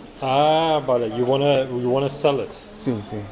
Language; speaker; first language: English; non-native, learner; Spanish